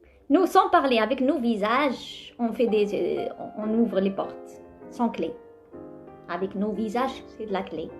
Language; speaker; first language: French; non-native, local second language; Arabic